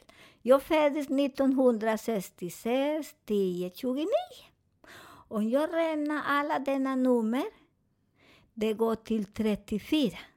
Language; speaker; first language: Swedish; non-native, fluent; Spanish